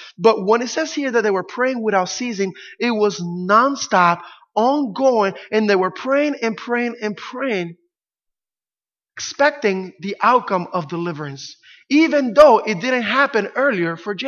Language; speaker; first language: English; early bilingual, other home language; Spanish